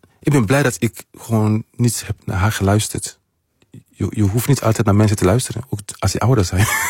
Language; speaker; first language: Dutch; non-native, fluent; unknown